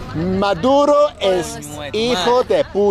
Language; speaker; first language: Spanish; non-native, learner; English